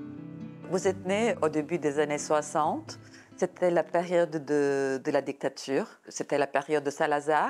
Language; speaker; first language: French; non-native, fluent; Serbian